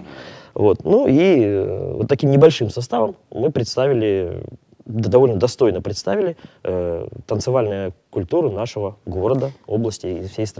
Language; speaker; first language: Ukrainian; non-native, local second language; Russian